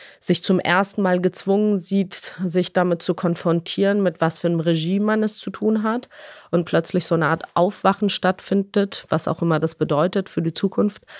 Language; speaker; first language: German; non-native, fluent; Georgian